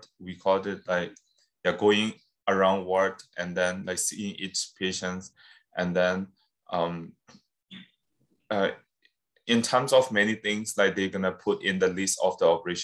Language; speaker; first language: English; non-native, fluent; Burmese